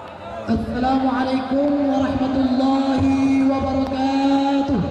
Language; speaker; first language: Arabic; non-native, learner; Achinese